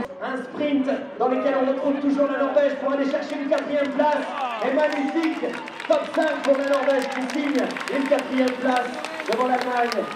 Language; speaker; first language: French; native; French